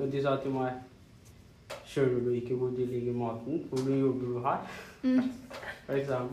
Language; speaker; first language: Norwegian; non-native, learner; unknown